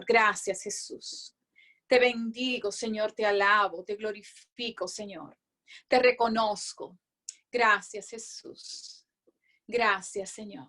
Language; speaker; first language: Spanish; native; Spanish